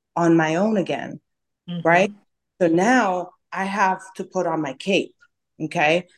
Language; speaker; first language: English; native; English